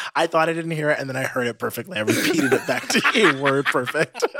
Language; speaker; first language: English; native; English